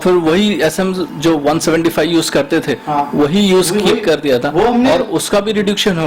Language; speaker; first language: Hindi; native; Hindi